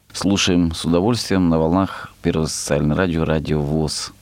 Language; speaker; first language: Russian; native; Russian